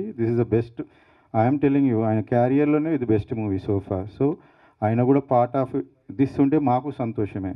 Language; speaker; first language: Telugu; native; Telugu